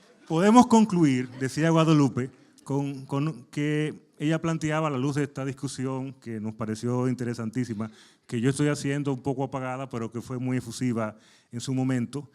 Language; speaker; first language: Spanish; native; Spanish